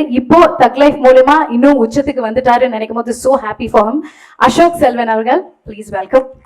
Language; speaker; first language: Tamil; native; Tamil